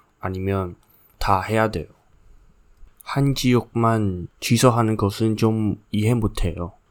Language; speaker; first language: Korean; non-native, learner; Chinese